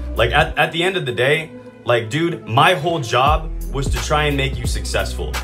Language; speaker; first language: English; native; English